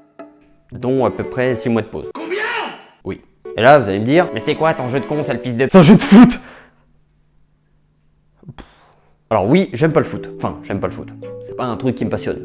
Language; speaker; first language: French; native; French